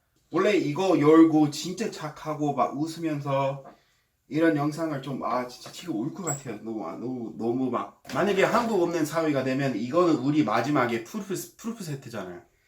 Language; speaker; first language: Korean; non-native, fluent; English